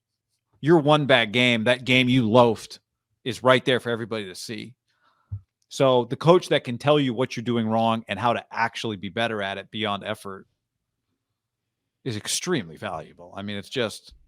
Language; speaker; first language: English; native; English